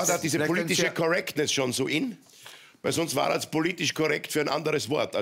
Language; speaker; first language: German; native; German